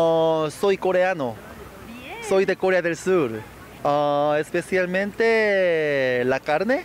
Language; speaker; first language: Spanish; non-native, learner; Korean